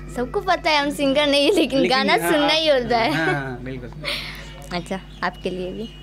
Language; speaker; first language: Hindi; non-native, local second language; Bhojpuri